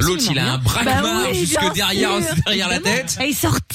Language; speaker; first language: French; native; French